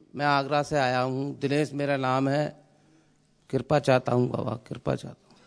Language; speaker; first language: Hindi; native; Hindi